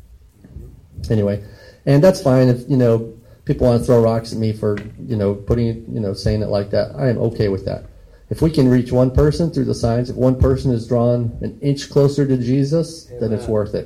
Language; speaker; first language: English; native; English